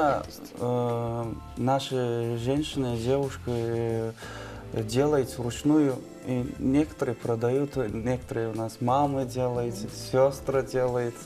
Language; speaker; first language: Russian; non-native, fluent; Turkmen